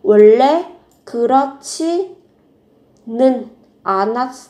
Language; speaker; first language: Korean; non-native, fluent; Vietnamese